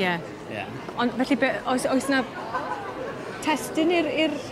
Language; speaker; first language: Welsh; native; Welsh